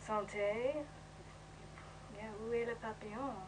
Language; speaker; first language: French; non-native, learner; English